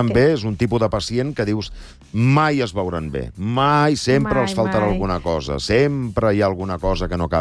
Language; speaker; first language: Catalan; native; Catalan